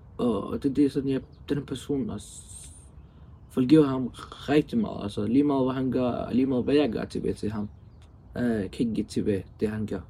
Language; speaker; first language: Danish; early bilingual, other home language; Arabic